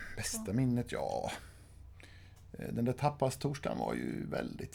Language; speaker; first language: Swedish; native; Swedish